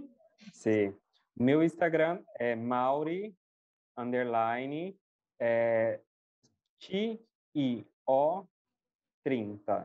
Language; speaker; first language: Italian; non-native, fluent; Portuguese